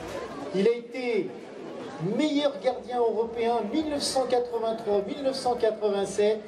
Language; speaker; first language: French; native; French